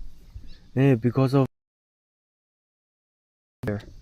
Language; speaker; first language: English; non-native, learner; Chinese